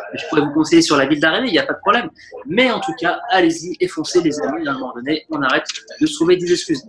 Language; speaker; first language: French; native; French